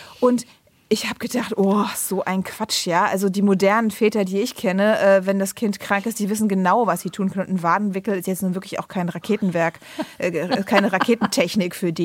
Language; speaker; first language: German; native; German